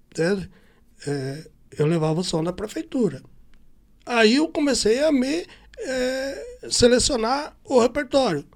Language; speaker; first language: Portuguese; native; Portuguese